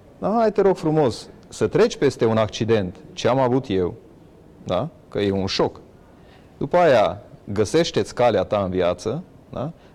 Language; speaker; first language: Romanian; non-native, local second language; Hungarian